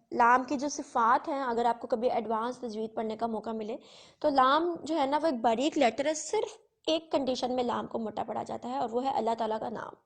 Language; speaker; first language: Urdu; native; Urdu